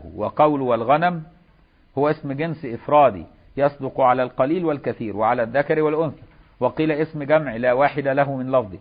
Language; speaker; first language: Arabic; native; Arabic